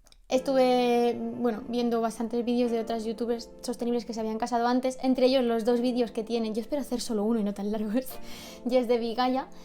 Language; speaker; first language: Spanish; native; Spanish